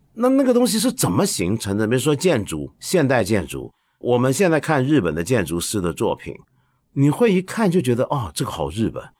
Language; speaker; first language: Chinese; non-native, local second language; Cantonese